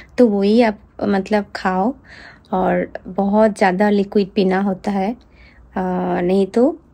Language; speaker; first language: Hindi; non-native, local second language; Bangla